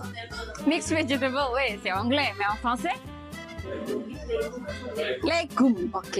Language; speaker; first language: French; non-native, fluent; Indonesian